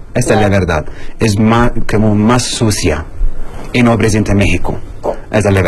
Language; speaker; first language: Spanish; non-native, learner; Arabic